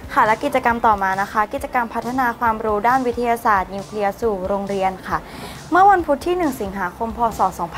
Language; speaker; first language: Thai; native; Thai